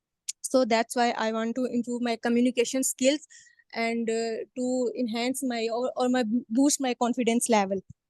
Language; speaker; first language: English; non-native, learner; Urdu